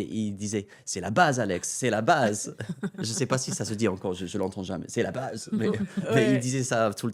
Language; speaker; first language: French; non-native, fluent; English